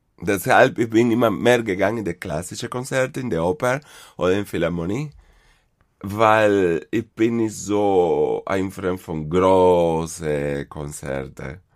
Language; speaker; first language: German; non-native, fluent; Spanish